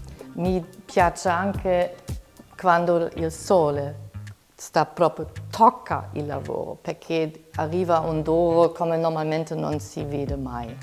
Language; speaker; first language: Italian; non-native, fluent; German